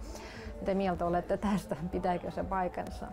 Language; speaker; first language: Finnish; non-native, local second language; Russian